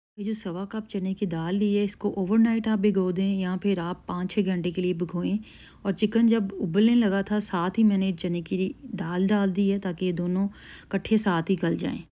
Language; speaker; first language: Urdu; native; Urdu